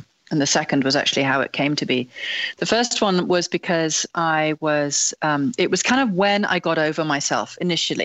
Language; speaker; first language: English; native; English